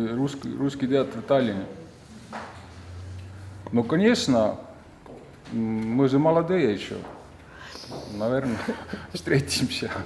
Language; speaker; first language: Russian; non-native, fluent; Estonian